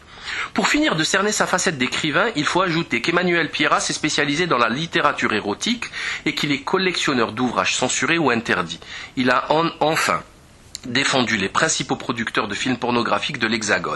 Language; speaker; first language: French; native; French